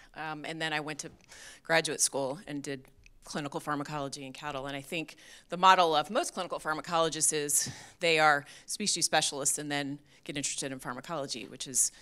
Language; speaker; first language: English; native; English